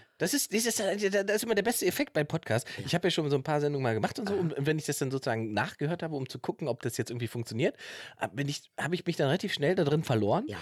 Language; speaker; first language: German; native; German